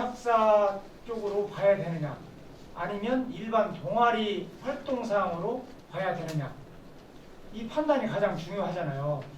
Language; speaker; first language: Korean; native; Korean